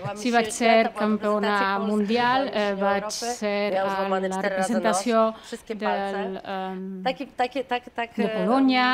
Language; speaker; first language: Catalan; non-native, learner; Polish